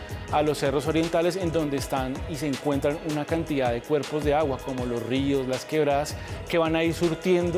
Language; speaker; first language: Spanish; native; Spanish